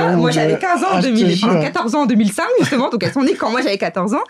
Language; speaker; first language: French; native; French